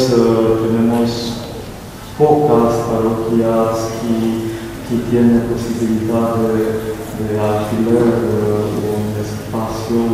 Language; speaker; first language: Spanish; non-native, learner; Romanian